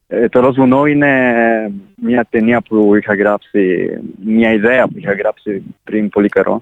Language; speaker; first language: Greek; non-native, fluent; Italian